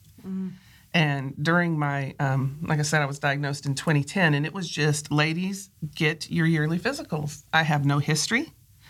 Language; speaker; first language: English; native; English